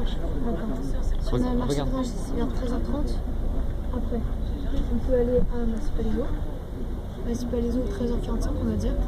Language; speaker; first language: French; native; French